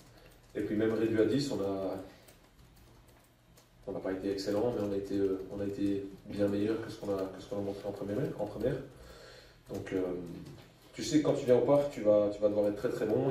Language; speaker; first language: French; native; French